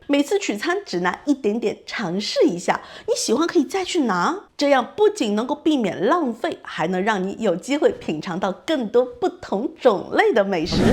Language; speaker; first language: Chinese; native; Chinese